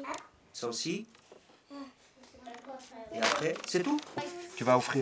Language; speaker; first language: French; native; French